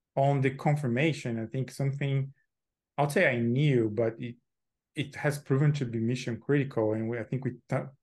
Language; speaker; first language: English; non-native, fluent; Portuguese